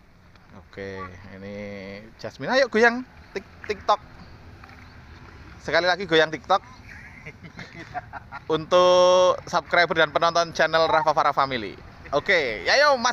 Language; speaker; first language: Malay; non-native, local second language; Javanese